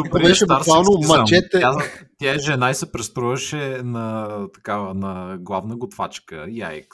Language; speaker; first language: Bulgarian; native; Bulgarian